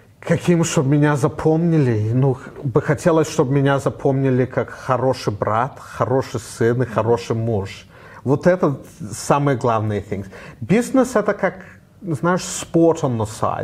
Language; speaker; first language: Russian; early bilingual, heritage; Russian